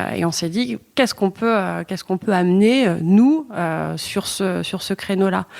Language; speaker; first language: French; native; French